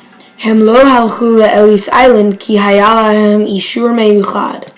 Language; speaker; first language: Hebrew; non-native, learner; English